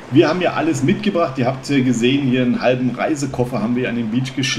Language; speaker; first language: German; native; German